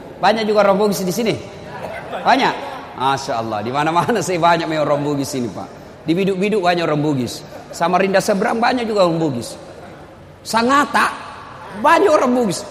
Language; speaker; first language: Indonesian; non-native, local second language; Buginese